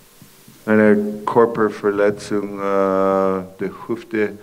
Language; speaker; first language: German; non-native, fluent; English